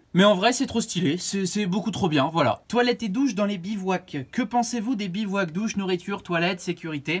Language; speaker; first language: French; native; French